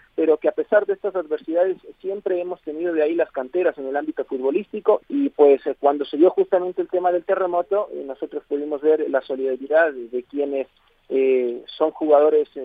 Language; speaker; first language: Spanish; native; Spanish